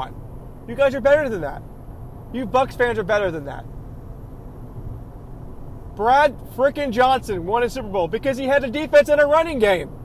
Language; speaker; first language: English; native; English